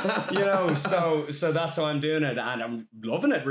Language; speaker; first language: English; native; English